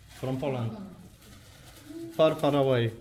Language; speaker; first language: English; non-native, learner; Polish